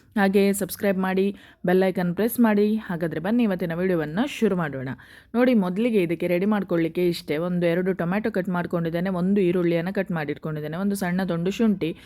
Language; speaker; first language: Kannada; non-native, local second language; Konkani